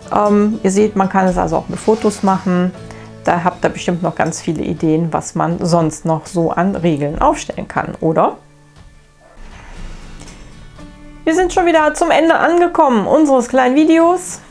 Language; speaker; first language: German; native; German